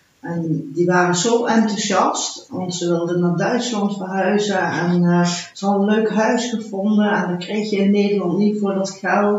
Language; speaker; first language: Dutch; early bilingual, heritage; Dutch